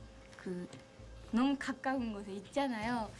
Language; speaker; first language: Korean; non-native, learner; Japanese